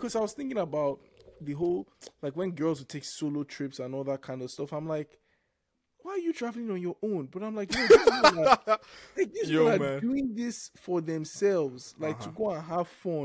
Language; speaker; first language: English; non-native, local second language; Yoruba